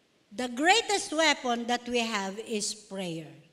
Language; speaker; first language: English; non-native, local second language; Filipino